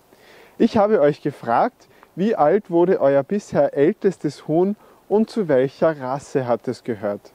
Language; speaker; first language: German; native; German